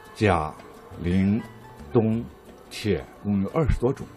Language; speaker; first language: Chinese; native; Chinese